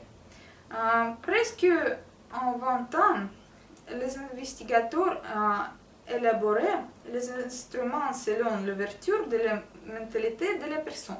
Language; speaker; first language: French; non-native, learner; Russian